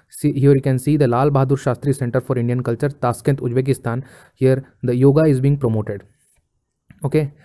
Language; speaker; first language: Hindi; native; Hindi